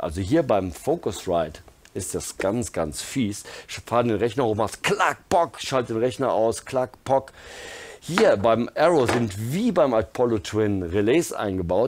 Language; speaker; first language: German; native; German